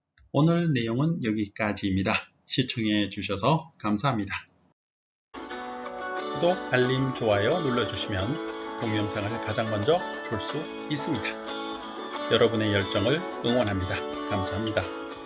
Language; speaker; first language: Korean; native; Korean